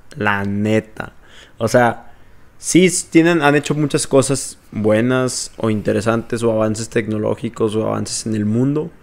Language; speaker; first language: Spanish; native; Spanish